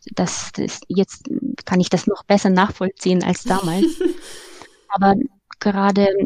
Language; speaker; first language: German; non-native, fluent; Ukrainian